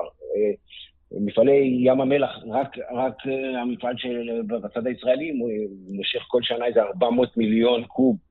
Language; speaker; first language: Hebrew; native; Hebrew